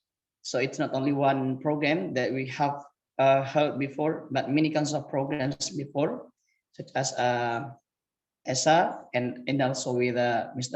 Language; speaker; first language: English; non-native, fluent; Indonesian